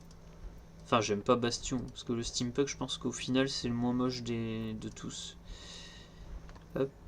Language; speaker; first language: French; native; French